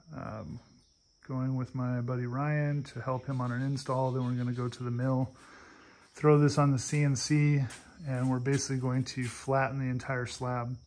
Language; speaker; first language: English; native; English